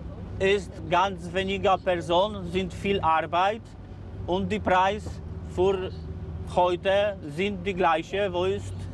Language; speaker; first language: German; non-native, learner; Polish